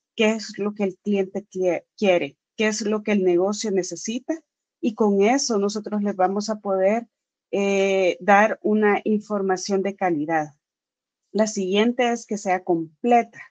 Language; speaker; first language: Spanish; native; Spanish